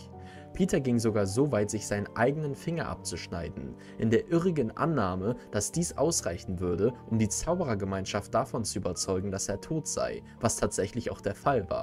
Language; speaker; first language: German; native; German